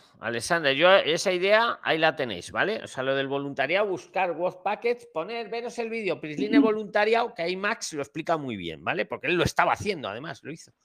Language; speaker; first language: Spanish; native; Spanish